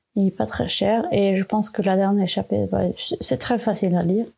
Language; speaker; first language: French; non-native, fluent; Swedish